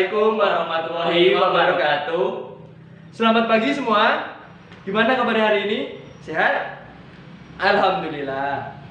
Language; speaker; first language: Indonesian; native; Indonesian